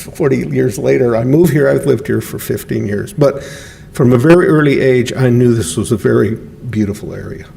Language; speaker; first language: English; native; English